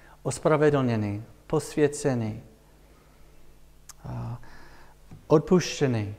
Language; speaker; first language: Czech; non-native, fluent; English